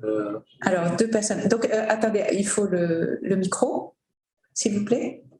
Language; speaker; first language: French; native; French